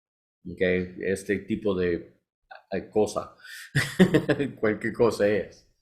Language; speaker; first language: Spanish; non-native, learner; English